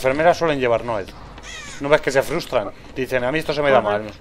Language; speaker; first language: Spanish; native; Spanish